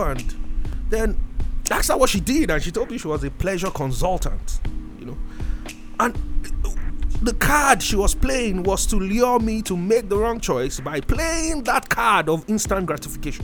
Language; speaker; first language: English; non-native, local second language; Yoruba